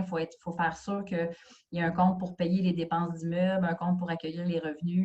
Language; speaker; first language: French; native; French